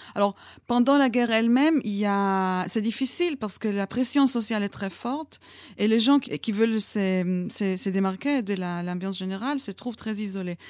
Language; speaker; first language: French; non-native, fluent; Hebrew